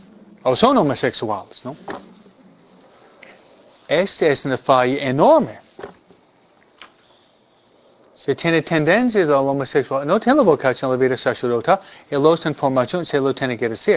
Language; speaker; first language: Spanish; non-native, fluent; English